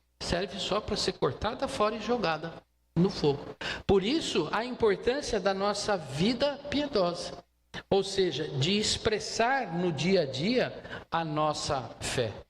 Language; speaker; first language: Portuguese; native; Portuguese